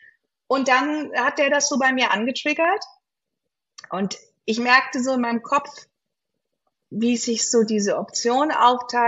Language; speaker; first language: German; native; German